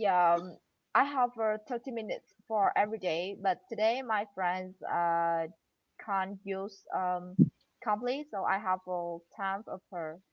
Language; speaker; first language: English; non-native, learner; Vietnamese